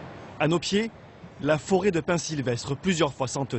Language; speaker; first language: French; native; French